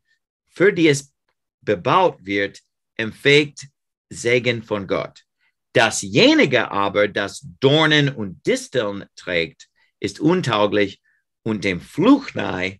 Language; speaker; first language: German; non-native, fluent; English